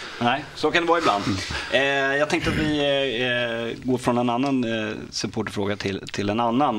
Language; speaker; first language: Swedish; native; Swedish